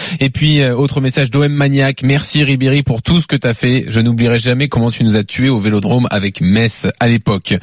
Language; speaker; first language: French; native; French